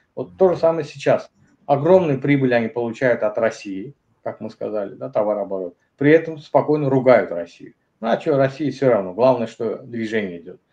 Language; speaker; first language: Russian; non-native, local second language; Azerbaijani